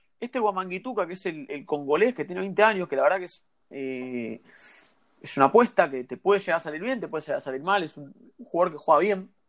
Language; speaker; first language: Spanish; native; Spanish